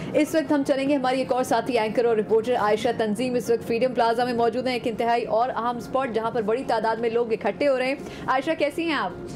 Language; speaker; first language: Urdu; native; Urdu